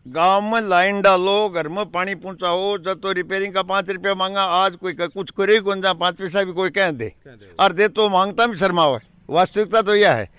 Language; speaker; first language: Hindi; native; Hindi